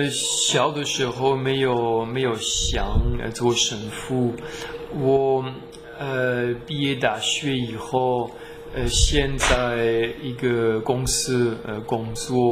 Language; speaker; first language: Chinese; non-native, fluent; French